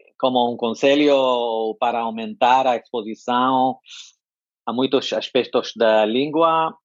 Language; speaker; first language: Portuguese; non-native, fluent; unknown